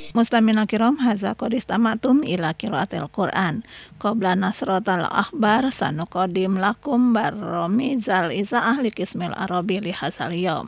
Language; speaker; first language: Arabic; non-native, fluent; Indonesian